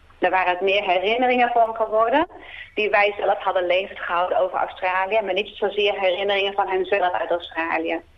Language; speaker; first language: Dutch; native; Dutch